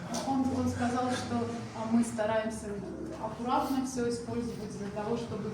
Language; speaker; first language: Russian; non-native, fluent; Armenian